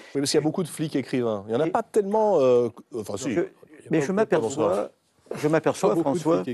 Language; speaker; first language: French; native; French